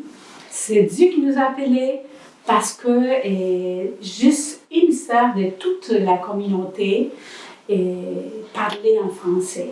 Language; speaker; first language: French; non-native, learner; Spanish